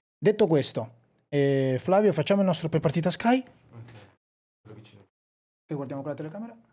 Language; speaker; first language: Italian; native; Italian